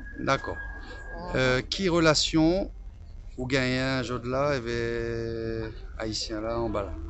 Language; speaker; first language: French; non-native, local second language; Haitian Creole